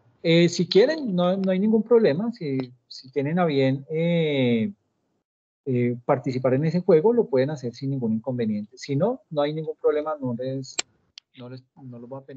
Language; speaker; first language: Spanish; native; Spanish